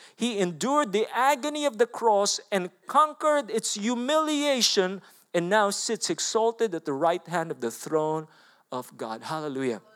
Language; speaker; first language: English; non-native, local second language; Filipino